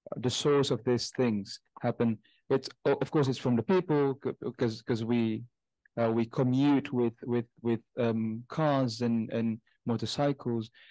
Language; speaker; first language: English; non-native, fluent; Indonesian